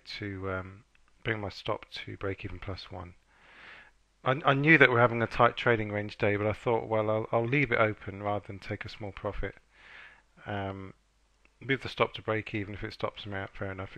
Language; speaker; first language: English; native; English